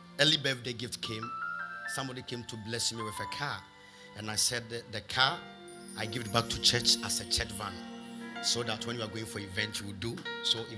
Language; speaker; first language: English; non-native, local second language; Akan